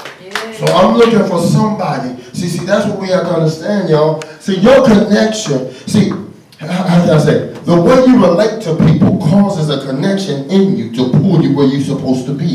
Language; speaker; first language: English; native; English